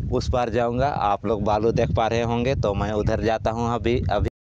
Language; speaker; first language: Hindi; native; Hindi